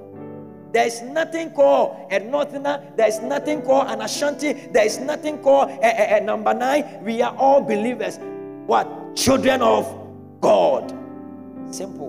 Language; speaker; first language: English; non-native, local second language; Akan